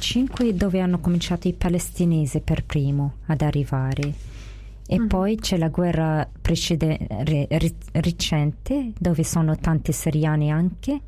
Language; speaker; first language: Italian; non-native, fluent; Arabic